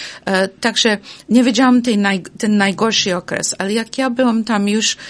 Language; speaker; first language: Polish; non-native, fluent; English